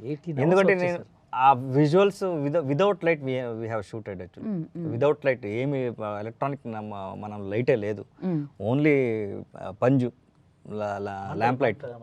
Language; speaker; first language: Telugu; non-native, learner; Kannada